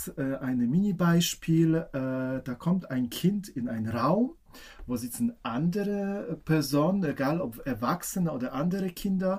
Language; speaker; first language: German; non-native, fluent; Polish